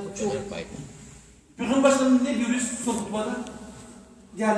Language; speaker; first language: Turkish; non-native, learner; Urdu